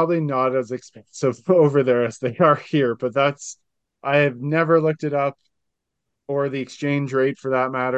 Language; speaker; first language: English; native; English